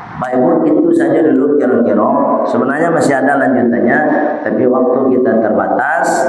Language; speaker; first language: Malay; non-native, local second language; Minangkabau